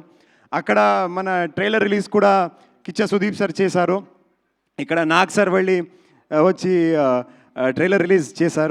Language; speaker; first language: Telugu; non-native, learner; Kannada